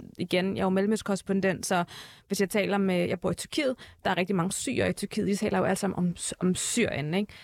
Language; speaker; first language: Danish; early bilingual, other home language; Arabic